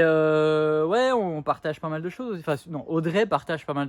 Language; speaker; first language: French; native; French